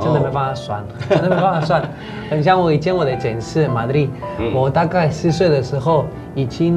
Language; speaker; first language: Chinese; non-native, fluent; Spanish